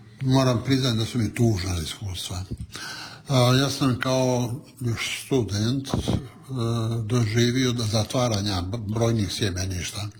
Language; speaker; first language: Croatian; non-native, local second language; Italian